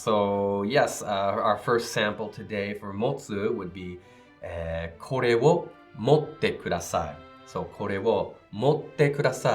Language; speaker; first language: Japanese; non-native, fluent; English